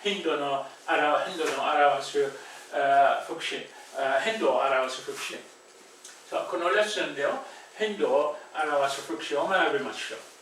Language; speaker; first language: Japanese; non-native, fluent; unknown